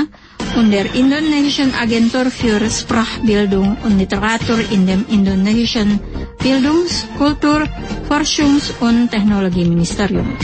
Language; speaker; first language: German; non-native, fluent; Indonesian